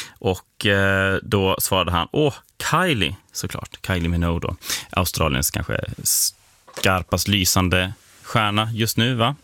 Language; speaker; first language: Swedish; native; Swedish